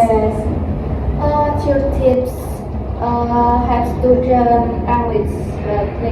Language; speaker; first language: English; non-native, learner; Indonesian